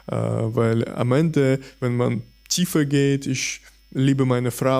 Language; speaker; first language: German; non-native, fluent; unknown